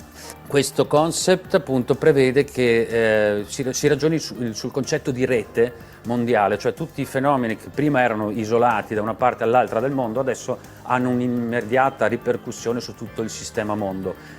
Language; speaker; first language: Italian; native; Italian